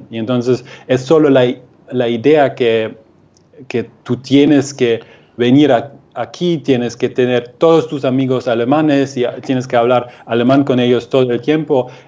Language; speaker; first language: Spanish; non-native, fluent; German